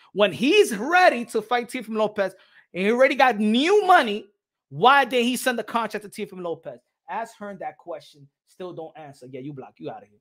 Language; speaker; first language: English; early bilingual, other home language; Spanish